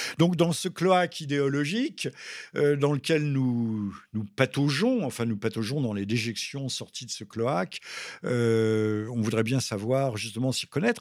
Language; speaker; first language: French; native; French